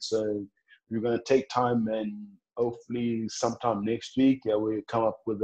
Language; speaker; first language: English; non-native, local second language; Northern Sotho